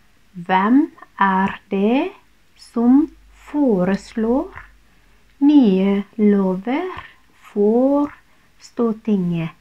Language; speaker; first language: Norwegian; non-native, fluent; Thai